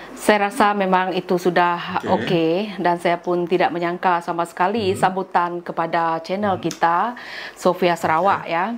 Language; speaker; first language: Malay; non-native, local second language; Iban